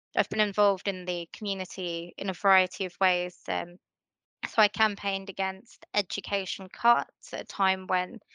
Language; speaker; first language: English; native; English